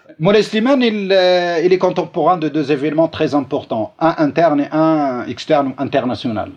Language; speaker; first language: French; non-native, local second language; Arabic